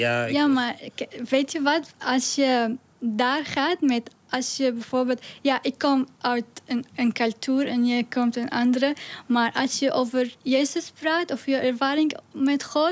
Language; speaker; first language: Dutch; non-native, learner; Arabic